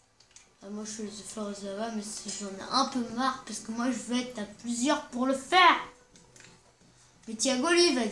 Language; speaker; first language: French; native; French